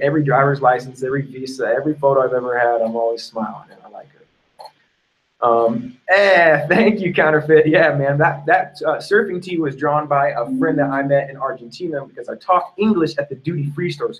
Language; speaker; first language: English; native; English